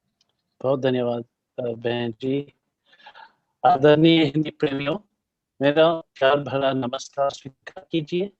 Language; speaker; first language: Hindi; early bilingual, heritage; Hindi